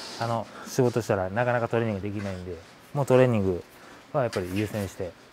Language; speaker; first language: Japanese; native; Japanese